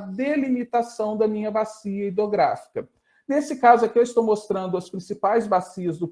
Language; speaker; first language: Portuguese; native; Portuguese